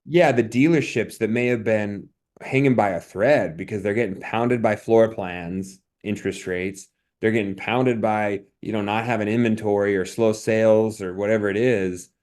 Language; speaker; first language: English; native; English